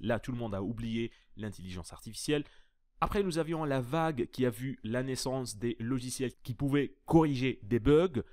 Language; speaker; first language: French; native; French